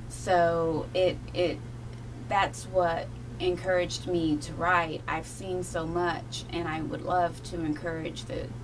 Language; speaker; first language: English; native; English